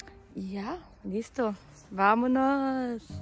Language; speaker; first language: Spanish; non-native, fluent; German